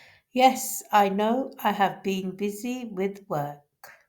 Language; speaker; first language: English; non-native, local second language; Urdu